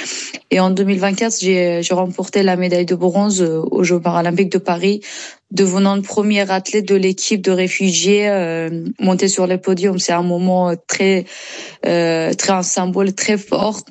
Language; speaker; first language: French; non-native, learner; Persian